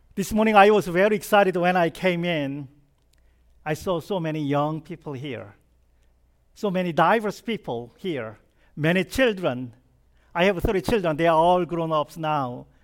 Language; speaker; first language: English; non-native, fluent; Korean